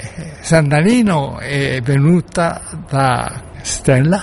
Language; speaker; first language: Italian; non-native, learner; Japanese